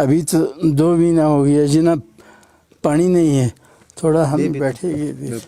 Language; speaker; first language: Hindi; non-native, local second language; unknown